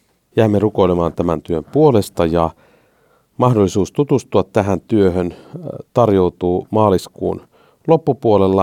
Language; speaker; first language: Finnish; native; Finnish